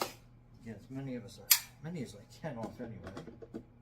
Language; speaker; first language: English; native; English